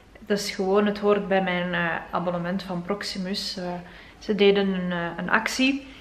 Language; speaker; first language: Dutch; native; Dutch